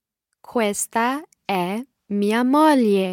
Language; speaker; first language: Italian; non-native, learner; English